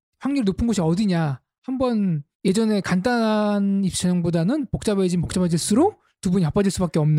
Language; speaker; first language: Korean; native; Korean